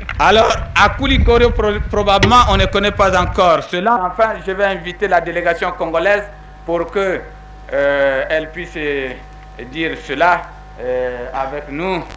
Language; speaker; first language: French; non-native, local second language; Kongo